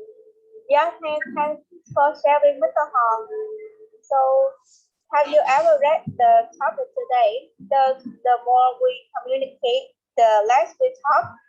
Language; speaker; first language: English; non-native, learner; Vietnamese